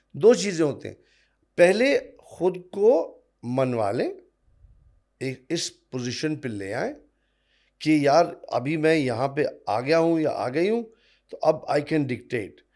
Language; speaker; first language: Urdu; non-native, local second language; Punjabi